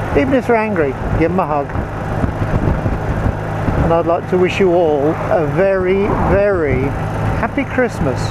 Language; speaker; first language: English; native; English